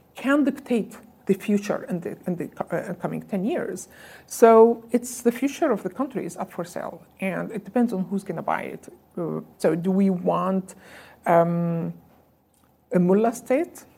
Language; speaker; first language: English; non-native, fluent; Arabic